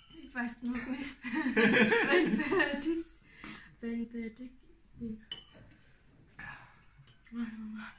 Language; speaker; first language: German; non-native, learner; Vietnamese